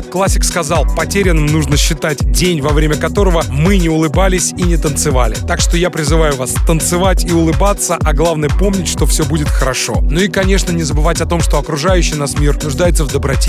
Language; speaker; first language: Russian; native; Russian